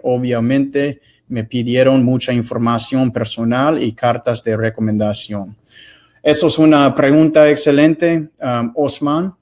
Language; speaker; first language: Spanish; non-native, fluent; English